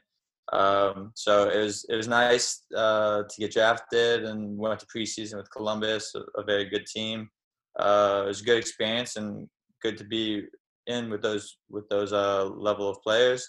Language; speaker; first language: English; native; English